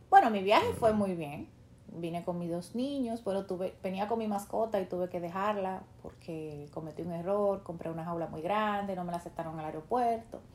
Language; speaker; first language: Spanish; native; Spanish